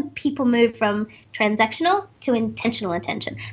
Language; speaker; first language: English; native; English